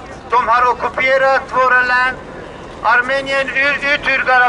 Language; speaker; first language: Swedish; non-native, learner; Azerbaijani